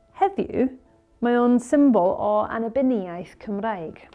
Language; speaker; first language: Welsh; non-native, learner; English